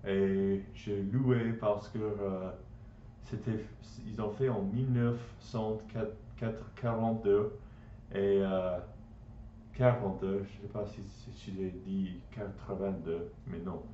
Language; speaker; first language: French; non-native, learner; English